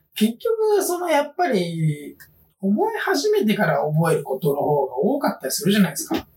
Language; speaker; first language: Japanese; native; Japanese